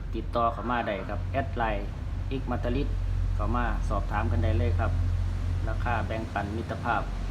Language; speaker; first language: Thai; non-native, local second language; Northeastern Thai